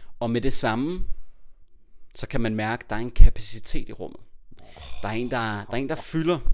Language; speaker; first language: Danish; native; Danish